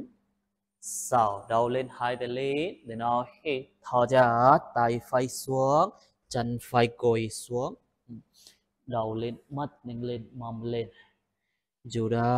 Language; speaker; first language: Vietnamese; non-native, learner; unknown